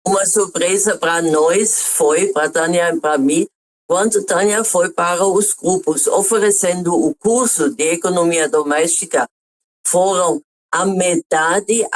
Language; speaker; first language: Portuguese; non-native, fluent; German